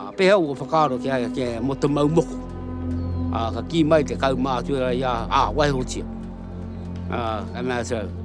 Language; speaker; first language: Māori; native; Māori